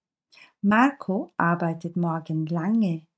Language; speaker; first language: German; non-native, fluent; Turkish